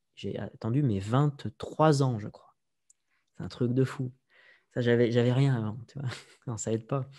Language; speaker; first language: French; native; French